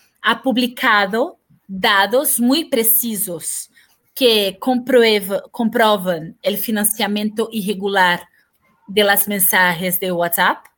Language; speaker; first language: Spanish; non-native, fluent; Portuguese